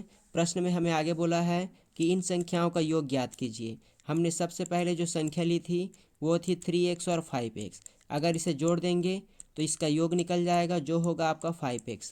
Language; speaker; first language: Hindi; native; Hindi